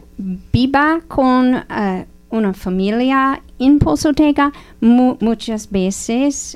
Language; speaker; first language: Spanish; non-native, learner; English